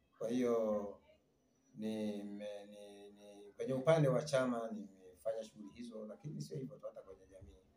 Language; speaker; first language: Swahili; non-native, local second language; Sukuma